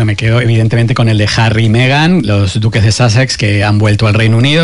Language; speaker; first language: Spanish; native; Spanish